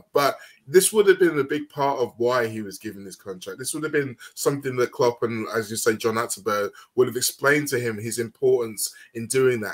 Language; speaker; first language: English; native; English